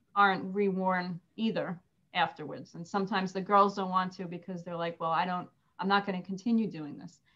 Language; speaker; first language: English; native; English